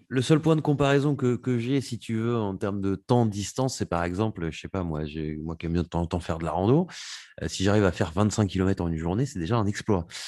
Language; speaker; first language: French; native; French